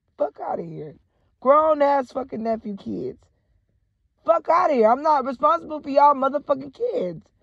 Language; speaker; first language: English; native; English